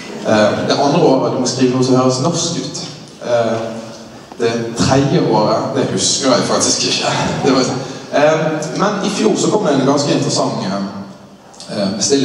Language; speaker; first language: Norwegian; native; Norwegian